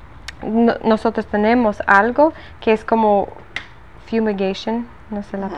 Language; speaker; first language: Spanish; non-native, learner; English